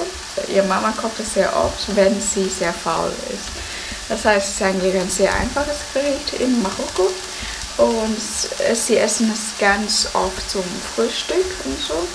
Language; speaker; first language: German; non-native, learner; Cantonese